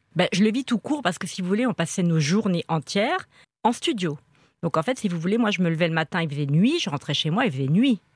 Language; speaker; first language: French; native; French